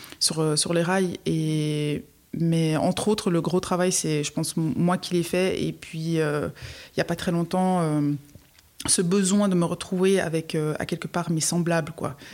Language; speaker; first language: French; native; French